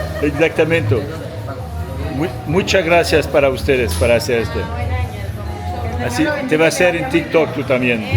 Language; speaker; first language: Spanish; non-native, learner; French